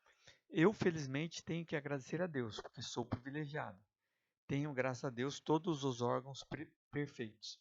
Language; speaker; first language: Portuguese; native; Portuguese